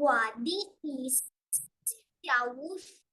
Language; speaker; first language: Chinese; non-native, learner; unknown